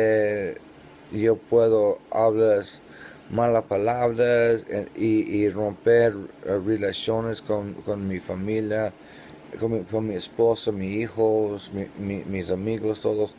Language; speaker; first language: Spanish; non-native, learner; English